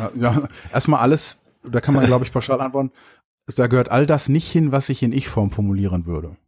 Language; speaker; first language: German; native; German